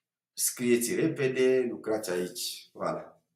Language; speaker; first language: Romanian; non-native, fluent; French